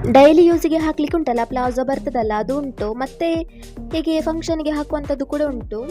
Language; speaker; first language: Kannada; native; Kannada